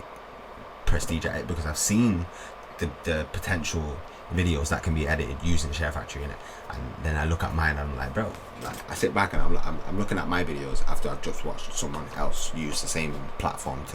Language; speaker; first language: English; native; English